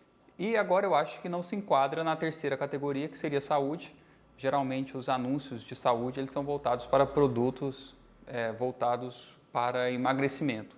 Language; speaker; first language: Portuguese; native; Portuguese